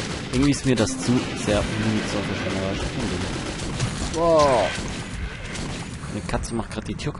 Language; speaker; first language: German; native; German